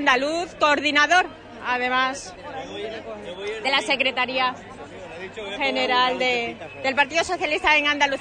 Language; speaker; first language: Spanish; native; Spanish